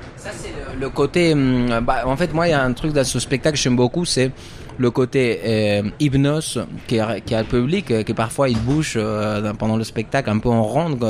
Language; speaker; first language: French; non-native, fluent; Spanish